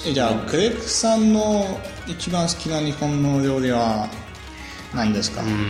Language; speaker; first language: Japanese; non-native, learner; Bulgarian